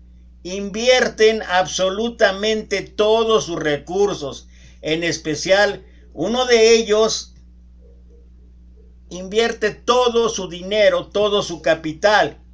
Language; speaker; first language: Spanish; native; Spanish